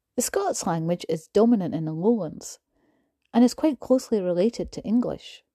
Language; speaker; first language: English; native; English